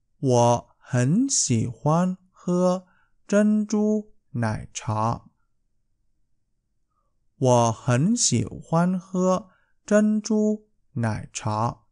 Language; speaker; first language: Chinese; non-native, fluent; Vietnamese